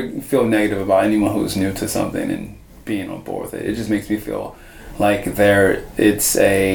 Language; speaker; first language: English; native; English